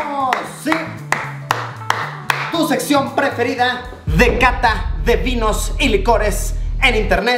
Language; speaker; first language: Spanish; native; Spanish